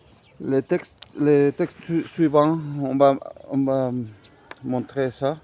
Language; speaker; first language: French; non-native, fluent; Spanish